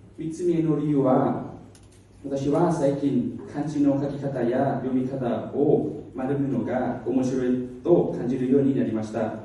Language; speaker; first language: Japanese; non-native, learner; Hmong